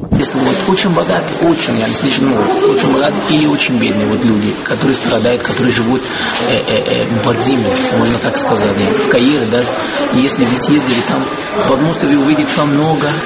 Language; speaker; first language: Russian; non-native, fluent; Arabic